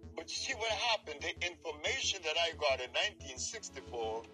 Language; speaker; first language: English; non-native, fluent; Spanish